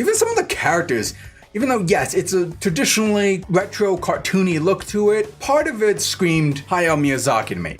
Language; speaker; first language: English; native; English